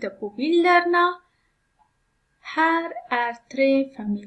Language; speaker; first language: Swedish; non-native, fluent; Persian